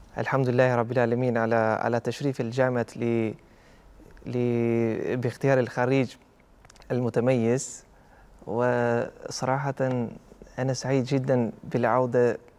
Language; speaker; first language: Arabic; non-native, fluent; Albanian